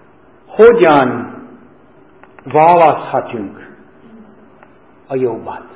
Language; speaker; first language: Hungarian; non-native, learner; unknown